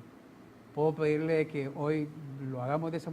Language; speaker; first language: Spanish; native; Spanish